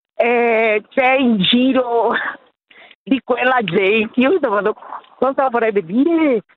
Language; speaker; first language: Italian; non-native, fluent; Portuguese